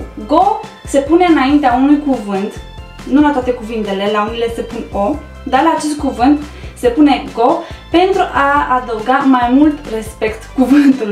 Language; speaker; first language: Romanian; native; Romanian